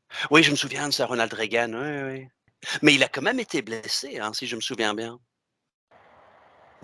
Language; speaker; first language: French; native; French